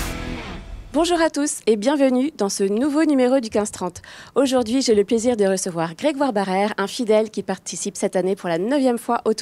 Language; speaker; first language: French; native; French